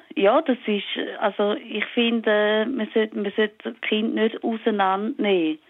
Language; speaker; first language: German; native; German